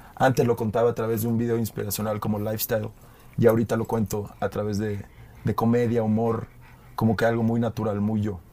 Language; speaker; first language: Spanish; native; Spanish